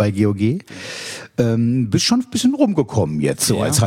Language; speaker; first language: German; native; German